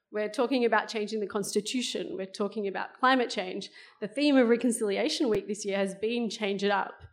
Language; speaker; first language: English; native; English